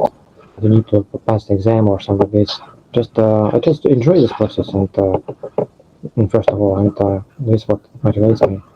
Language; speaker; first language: English; non-native, fluent; Russian